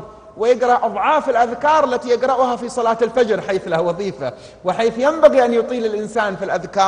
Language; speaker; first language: Arabic; native; Arabic